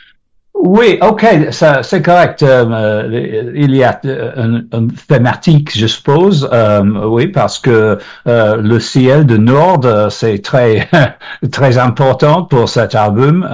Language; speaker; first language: French; non-native, learner; English